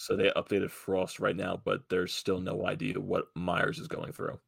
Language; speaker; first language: English; native; English